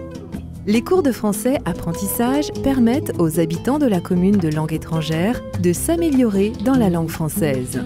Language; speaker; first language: French; native; French